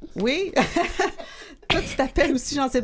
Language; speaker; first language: French; native; French